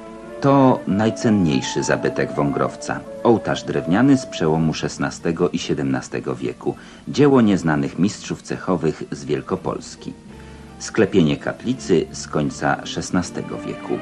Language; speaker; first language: Polish; native; Polish